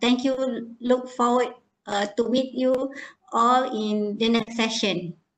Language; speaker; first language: English; non-native, local second language; Malay